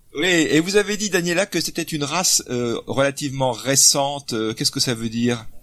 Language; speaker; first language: French; native; French